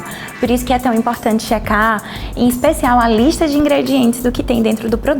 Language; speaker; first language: Portuguese; native; Portuguese